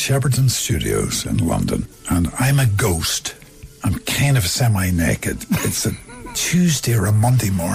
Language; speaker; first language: English; native; English